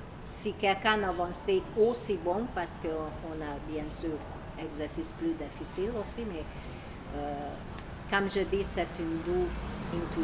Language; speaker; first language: French; non-native, learner; Hungarian